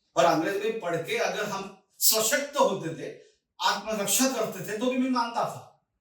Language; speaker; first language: Hindi; native; Hindi